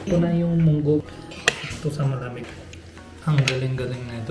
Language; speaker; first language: Filipino; non-native, learner; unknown